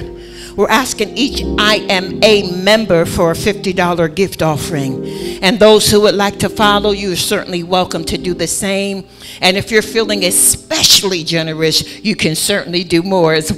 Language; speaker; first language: English; native; English